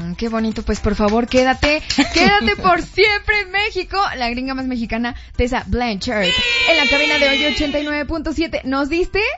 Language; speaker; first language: Spanish; native; Spanish